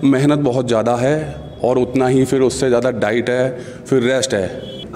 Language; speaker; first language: Hindi; native; Hindi